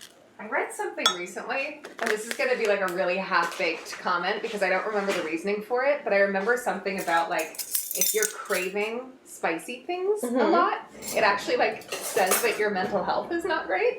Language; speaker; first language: English; native; English